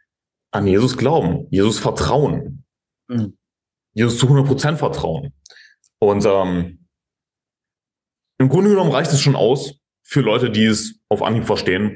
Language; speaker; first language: German; native; German